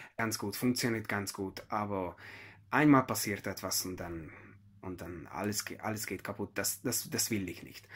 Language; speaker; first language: German; non-native, learner; Hungarian